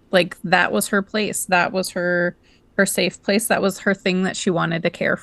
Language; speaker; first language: English; native; English